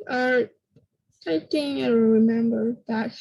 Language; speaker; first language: English; non-native, learner; Vietnamese